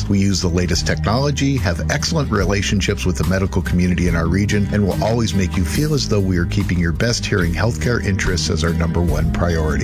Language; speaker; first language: English; native; English